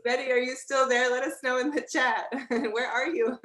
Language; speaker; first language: English; native; English